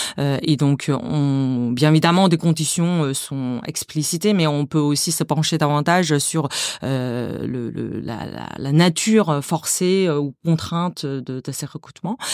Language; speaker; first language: French; non-native, fluent; Chinese